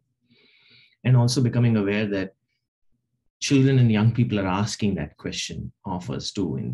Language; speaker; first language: English; non-native, local second language; Telugu